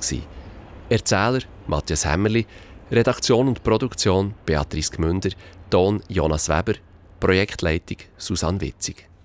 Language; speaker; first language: German; native; German